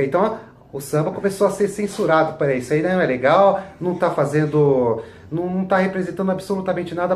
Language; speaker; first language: Portuguese; native; Portuguese